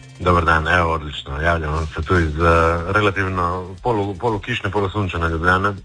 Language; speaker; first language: Serbian; native; Serbian